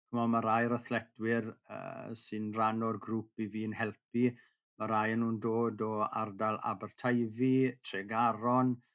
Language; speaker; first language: Welsh; native; Welsh